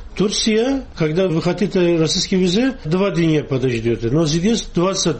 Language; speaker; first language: Russian; non-native, learner; Turkish